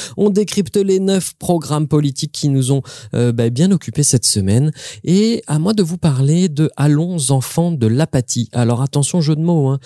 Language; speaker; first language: French; native; French